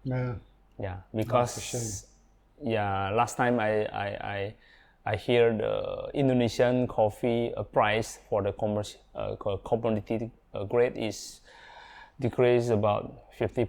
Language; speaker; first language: English; non-native, learner; Indonesian